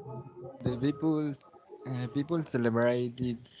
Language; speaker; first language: English; non-native, learner; Spanish